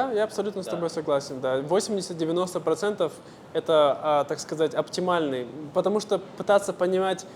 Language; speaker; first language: Russian; native; Russian